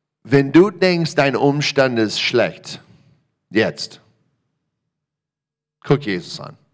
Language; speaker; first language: German; non-native, learner; English